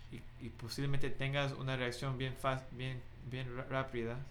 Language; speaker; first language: Spanish; non-native, fluent; English